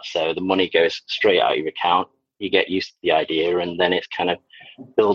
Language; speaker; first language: English; native; English